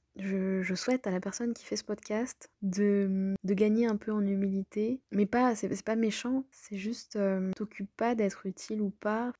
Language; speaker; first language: French; native; French